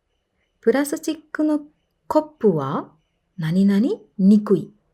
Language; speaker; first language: Japanese; non-native, fluent; Sinhala